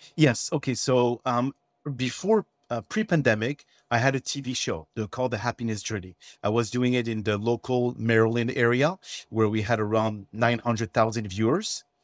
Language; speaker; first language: English; non-native, fluent; French